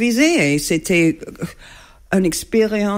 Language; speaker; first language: French; non-native, learner; English